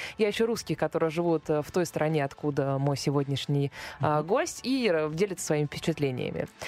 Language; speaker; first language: Russian; native; Russian